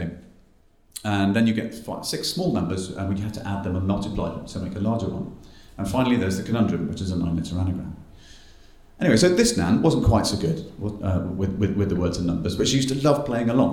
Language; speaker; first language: English; native; English